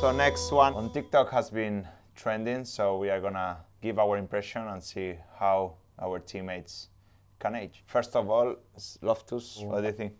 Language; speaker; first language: English; non-native, fluent; Spanish